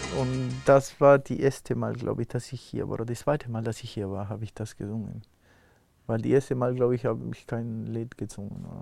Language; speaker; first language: German; non-native, fluent; Spanish